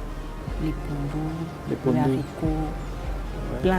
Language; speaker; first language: French; non-native, local second language; Lingala